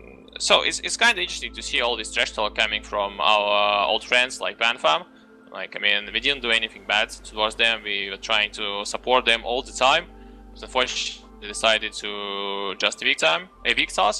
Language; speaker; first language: English; non-native, fluent; Russian